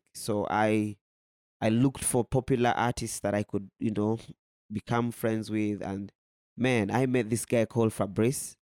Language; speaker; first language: English; non-native, local second language; Ganda